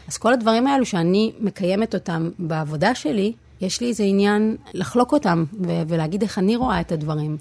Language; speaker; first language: Hebrew; native; Hebrew